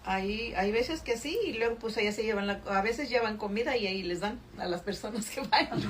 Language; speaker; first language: Spanish; native; Spanish